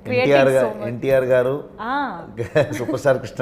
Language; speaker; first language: Telugu; non-native, learner; Kannada